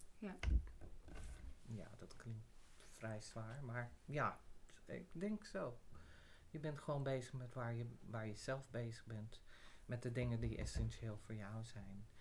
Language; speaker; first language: Dutch; non-native, fluent; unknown